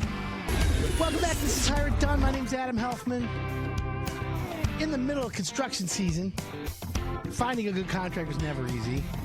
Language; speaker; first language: English; native; English